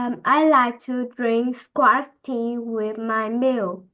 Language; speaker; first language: English; non-native, learner; Vietnamese